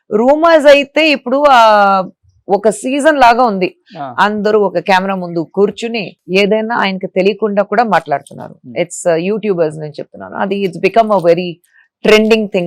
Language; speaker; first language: Telugu; non-native, fluent; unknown